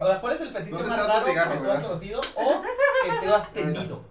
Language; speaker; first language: Spanish; native; Spanish